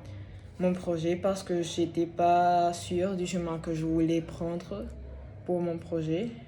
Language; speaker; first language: French; non-native, fluent; Spanish